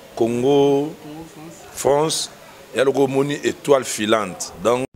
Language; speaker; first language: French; non-native, local second language; Lingala